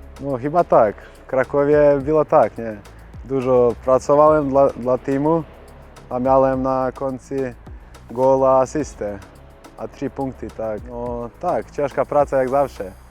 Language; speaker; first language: Polish; non-native, learner; Bosnian